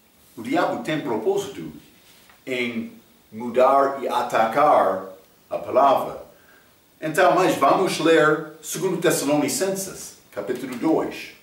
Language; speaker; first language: Portuguese; non-native, fluent; English